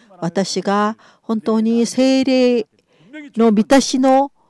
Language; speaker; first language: Japanese; non-native, fluent; Korean